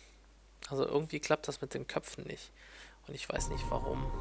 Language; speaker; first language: German; native; German